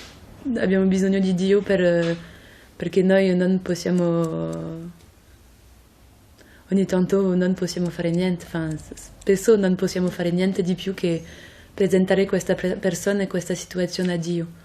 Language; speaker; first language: Italian; non-native, fluent; French